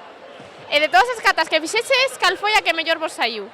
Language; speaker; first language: Galician; native; Galician